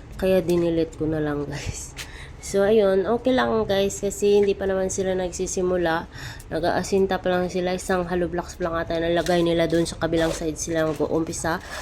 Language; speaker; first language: Filipino; non-native, local second language; Cebuano